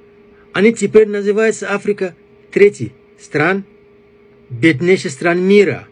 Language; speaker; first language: Russian; non-native, fluent; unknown